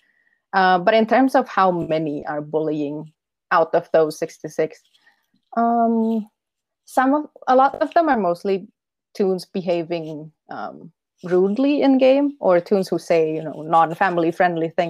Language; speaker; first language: English; non-native, fluent; Indonesian